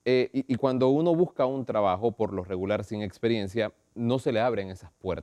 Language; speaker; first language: Spanish; native; Spanish